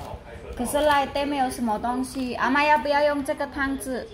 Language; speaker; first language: Chinese; non-native, learner; Javanese